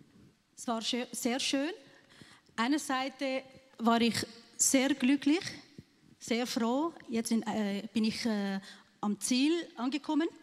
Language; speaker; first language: German; non-native, learner; Arabic